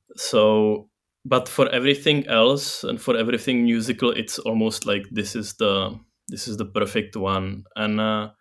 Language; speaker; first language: English; non-native, fluent; Czech